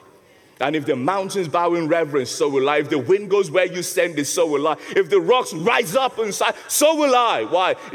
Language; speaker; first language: English; non-native, local second language; Yoruba